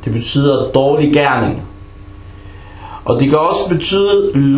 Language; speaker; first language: Danish; early bilingual, other home language; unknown